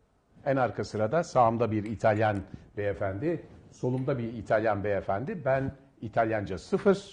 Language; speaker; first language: Turkish; native; Turkish